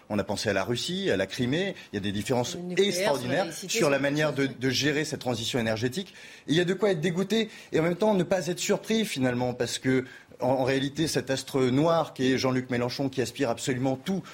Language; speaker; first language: French; native; French